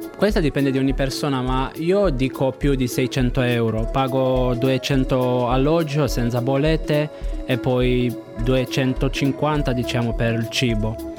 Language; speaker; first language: Italian; non-native, fluent; Romanian